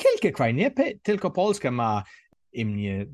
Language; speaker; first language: Polish; non-native, learner; English